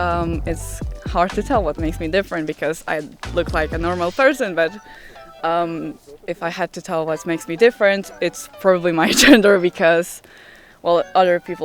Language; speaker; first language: English; non-native, fluent; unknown